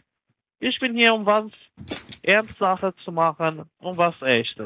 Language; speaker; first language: German; non-native, learner; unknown